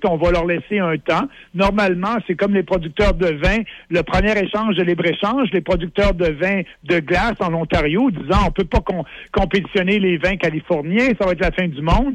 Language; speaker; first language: French; native; French